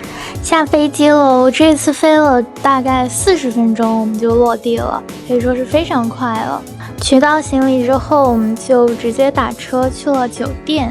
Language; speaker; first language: Chinese; native; Chinese